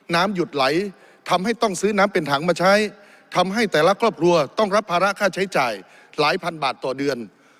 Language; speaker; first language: Thai; native; Thai